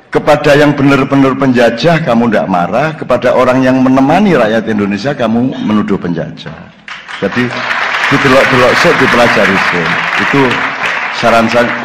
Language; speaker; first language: Indonesian; non-native, local second language; Javanese